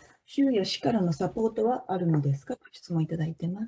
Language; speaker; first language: Japanese; native; Japanese